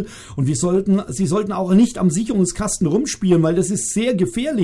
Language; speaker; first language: German; native; German